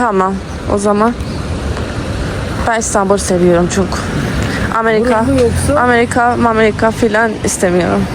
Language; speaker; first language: Turkish; non-native, learner; Persian